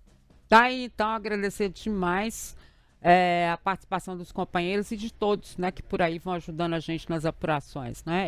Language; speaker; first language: Portuguese; native; Portuguese